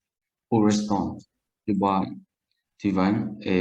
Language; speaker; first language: French; non-native, learner; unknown